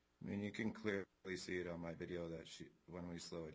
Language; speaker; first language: English; native; English